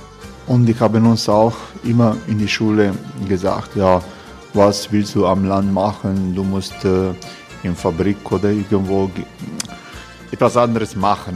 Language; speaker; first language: German; non-native, learner; Croatian